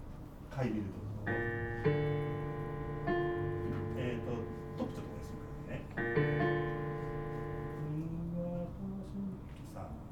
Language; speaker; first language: Japanese; native; Japanese